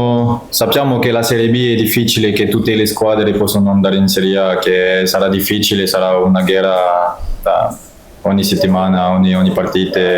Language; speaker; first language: Italian; non-native, fluent; French